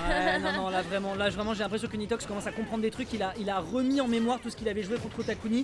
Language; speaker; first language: French; native; French